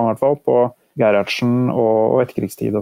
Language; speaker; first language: Norwegian; native; Norwegian